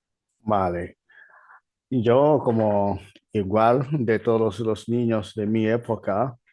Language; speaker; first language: Spanish; non-native, learner; Igbo